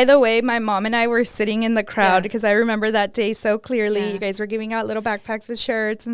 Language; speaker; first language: English; early bilingual, other home language; Spanish